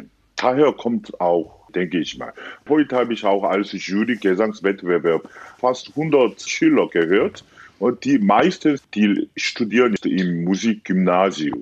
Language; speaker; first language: German; non-native, fluent; Korean